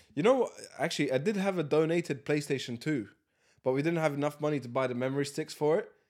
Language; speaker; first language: English; early bilingual, other home language; Latvian